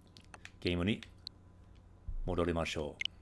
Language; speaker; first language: Japanese; non-native, fluent; English